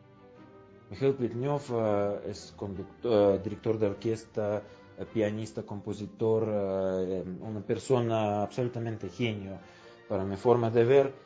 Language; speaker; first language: Spanish; non-native, fluent; Russian